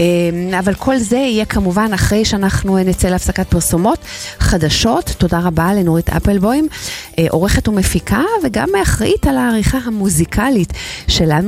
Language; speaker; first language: Hebrew; native; Hebrew